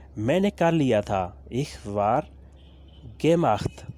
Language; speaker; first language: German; non-native, learner; Urdu